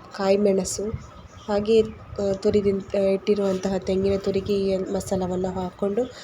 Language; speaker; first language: Kannada; non-native, local second language; Tulu